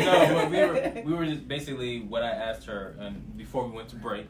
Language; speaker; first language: English; native; English